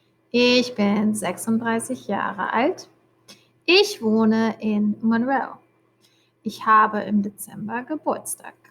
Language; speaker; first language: German; non-native, fluent; English